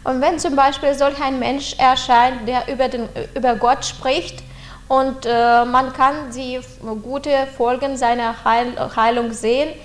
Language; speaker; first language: German; non-native, fluent; Russian